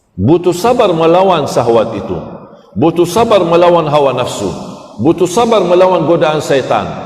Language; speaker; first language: Malay; non-native, fluent; Arabic